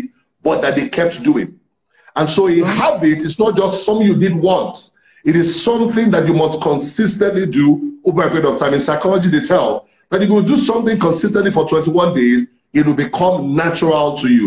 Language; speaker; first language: English; non-native, local second language; Yoruba